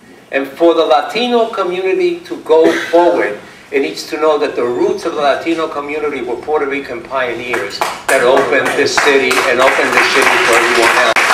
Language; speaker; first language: English; early bilingual, other home language; Spanish